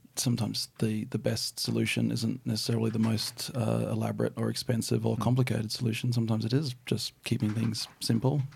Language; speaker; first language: English; native; English